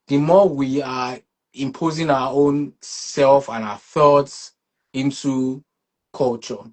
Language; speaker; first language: English; non-native, local second language; Yoruba